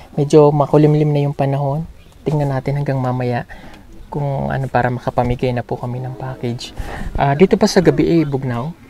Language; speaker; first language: Filipino; non-native, local second language; Cebuano